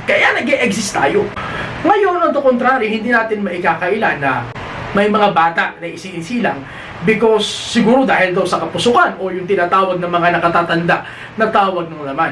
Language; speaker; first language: Filipino; native; Filipino